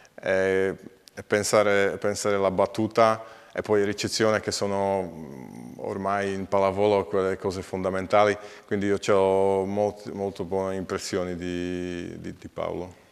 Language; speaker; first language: Italian; non-native, learner; Slovak